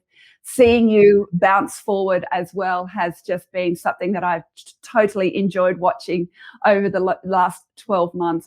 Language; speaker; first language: English; native; English